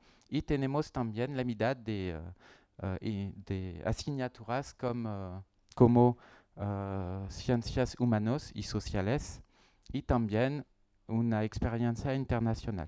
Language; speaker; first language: Spanish; non-native, learner; French